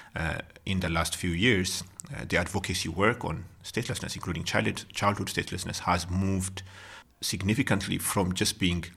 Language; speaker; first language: English; non-native, fluent; Amharic